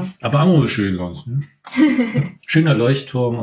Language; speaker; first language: German; native; German